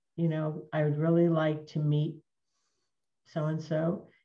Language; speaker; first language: English; native; English